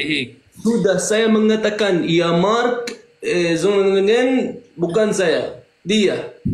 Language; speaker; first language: Indonesian; non-native, fluent; Arabic